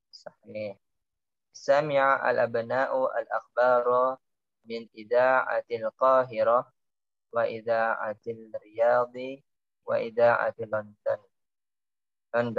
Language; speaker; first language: Arabic; non-native, fluent; Indonesian